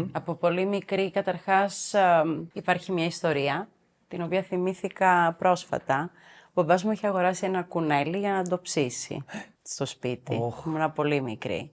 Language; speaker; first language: Greek; early bilingual, heritage; Greek